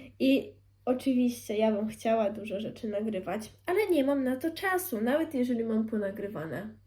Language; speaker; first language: Polish; early bilingual, heritage; Polish